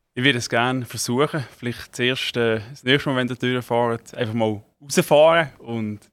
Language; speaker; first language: German; native; German